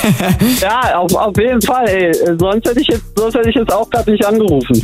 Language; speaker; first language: German; native; German